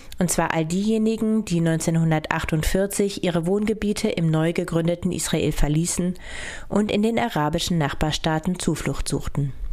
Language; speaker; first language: German; native; German